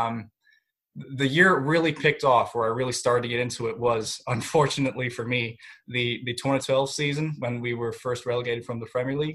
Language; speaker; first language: English; native; English